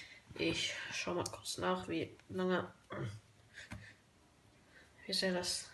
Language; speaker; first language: German; native; German